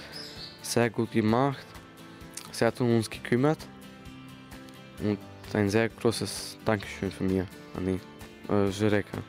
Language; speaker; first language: German; non-native, learner; Slovenian